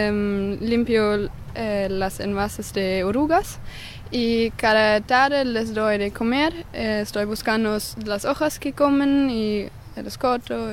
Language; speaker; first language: Spanish; non-native, fluent; German